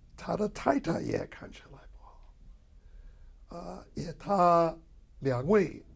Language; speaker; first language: Chinese; non-native, fluent; English